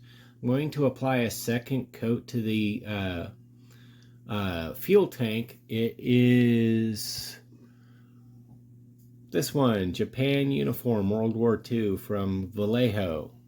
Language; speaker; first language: English; native; English